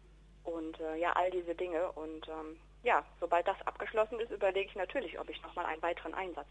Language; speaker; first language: German; native; German